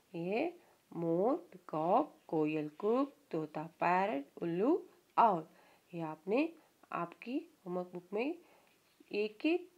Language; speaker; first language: Hindi; non-native, local second language; Kannada